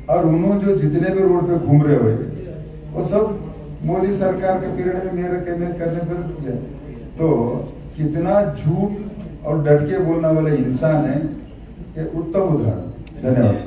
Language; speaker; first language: Hindi; non-native, local second language; Kannada